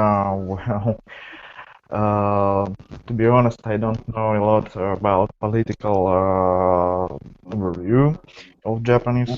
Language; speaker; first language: English; non-native, fluent; Russian